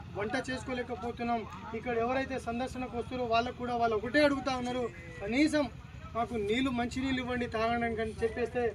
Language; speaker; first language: Telugu; non-native, local second language; Lambadi